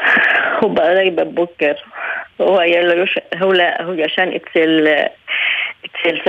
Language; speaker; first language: Hebrew; non-native, local second language; Arabic